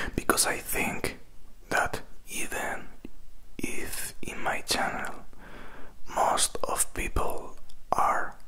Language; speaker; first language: English; non-native, fluent; Spanish